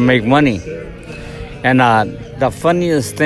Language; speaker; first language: English; native; English